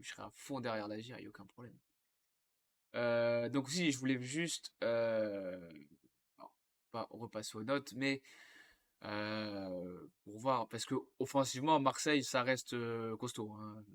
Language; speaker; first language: French; native; French